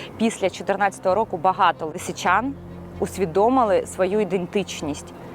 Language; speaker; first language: Ukrainian; non-native, local second language; Russian